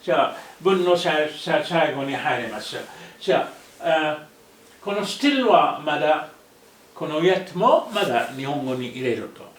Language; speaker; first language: Japanese; non-native, fluent; Arabic